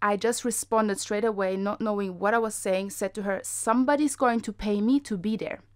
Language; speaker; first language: English; non-native, fluent; German